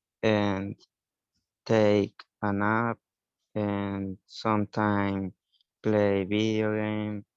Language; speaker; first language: English; non-native, learner; Spanish